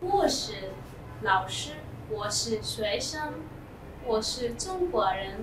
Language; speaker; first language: Chinese; non-native, learner; Bangla